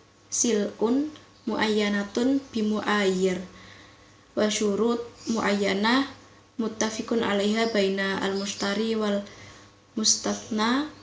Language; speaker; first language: Arabic; non-native, learner; Indonesian